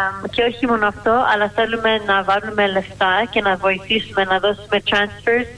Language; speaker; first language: Greek; early bilingual, heritage; Greek